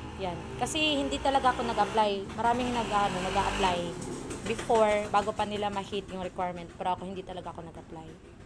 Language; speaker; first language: Filipino; non-native, local second language; Waray